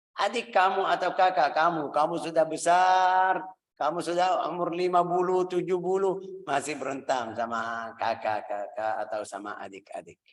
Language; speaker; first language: Indonesian; non-native, fluent; Arabic